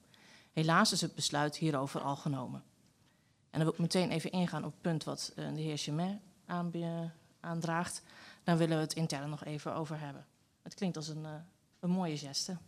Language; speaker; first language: Dutch; native; Dutch